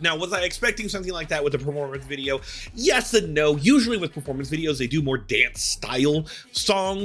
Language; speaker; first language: English; native; English